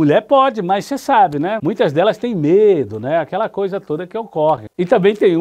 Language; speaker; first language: Portuguese; native; Portuguese